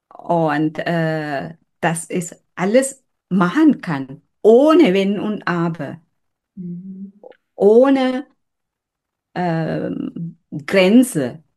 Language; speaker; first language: German; non-native, learner; Sinhala